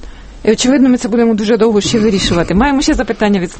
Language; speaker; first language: Ukrainian; native; Ukrainian